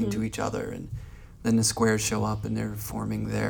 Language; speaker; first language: English; native; English